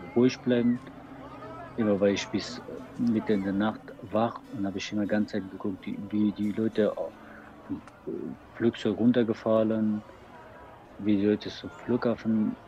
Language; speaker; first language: German; non-native, learner; Persian